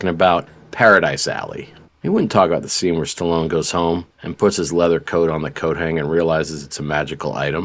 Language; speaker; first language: English; native; English